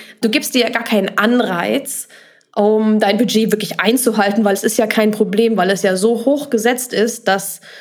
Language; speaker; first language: German; native; German